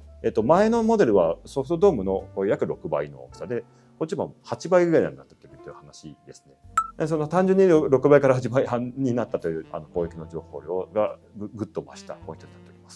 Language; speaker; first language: Japanese; native; Japanese